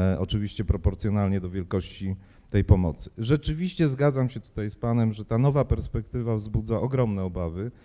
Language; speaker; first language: Polish; native; Polish